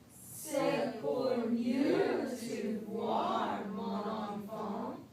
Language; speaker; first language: French; non-native, learner; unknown